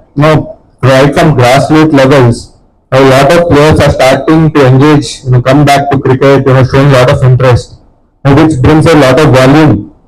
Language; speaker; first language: English; non-native, local second language; Telugu